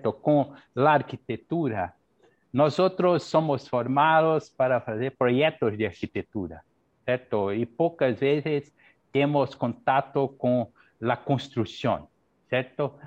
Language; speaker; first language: Portuguese; non-native, fluent; Spanish